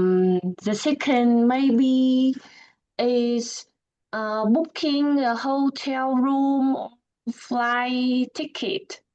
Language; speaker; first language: English; non-native, learner; Vietnamese